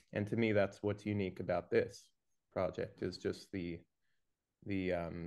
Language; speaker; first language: English; native; English